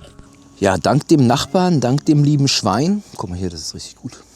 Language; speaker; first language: German; native; German